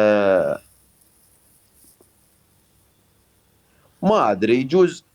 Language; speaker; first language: Arabic; native; Arabic